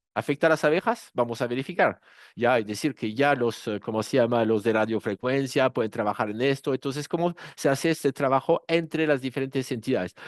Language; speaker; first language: Spanish; non-native, fluent; French